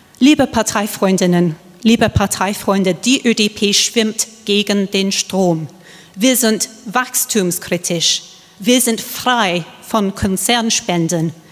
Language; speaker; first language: German; non-native, fluent; English